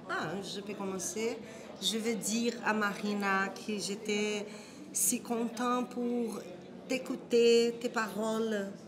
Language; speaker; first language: French; non-native, learner; Portuguese